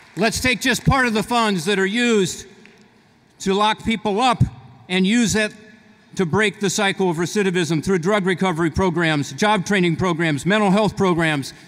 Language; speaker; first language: English; native; English